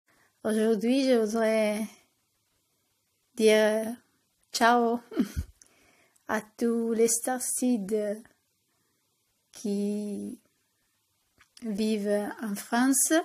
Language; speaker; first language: French; non-native, fluent; Italian